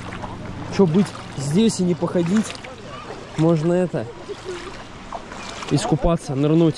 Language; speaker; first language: Russian; native; Russian